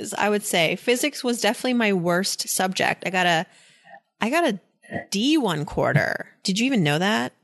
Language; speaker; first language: English; native; English